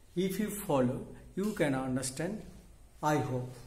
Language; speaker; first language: English; non-native, local second language; Bangla